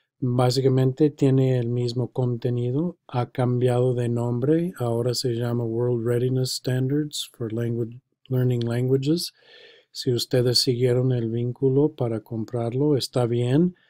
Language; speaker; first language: Spanish; non-native, fluent; English